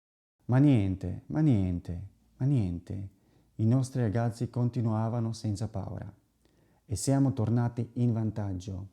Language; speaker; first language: Italian; non-native, fluent; Slovak